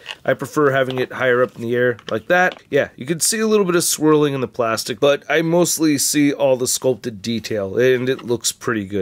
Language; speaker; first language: English; native; English